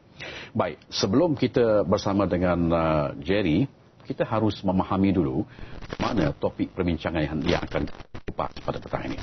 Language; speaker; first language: Malay; native; Malay